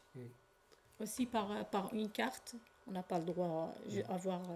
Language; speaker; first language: French; non-native, learner; Arabic